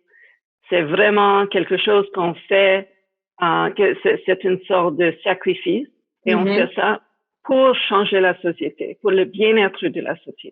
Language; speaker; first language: French; non-native, fluent; English